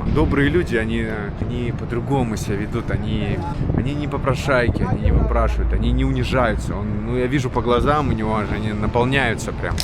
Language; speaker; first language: Russian; native; Russian